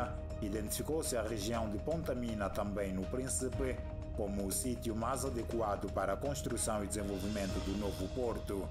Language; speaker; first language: Portuguese; native; Portuguese